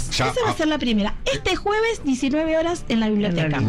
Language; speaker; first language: Spanish; native; Spanish